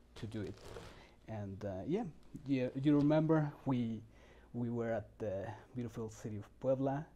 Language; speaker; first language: English; non-native, fluent; Spanish